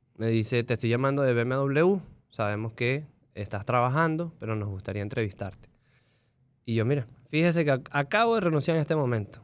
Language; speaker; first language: Spanish; native; Spanish